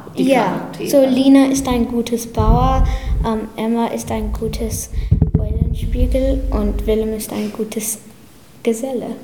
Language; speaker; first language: German; early bilingual, heritage; English